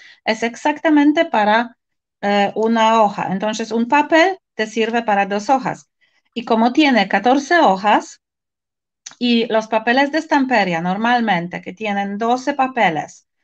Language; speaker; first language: Spanish; non-native, fluent; Polish